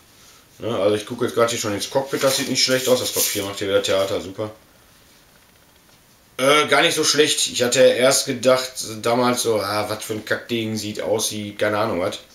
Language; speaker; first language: German; native; German